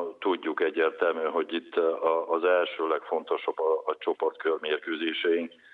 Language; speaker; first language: Hungarian; non-native, fluent; Russian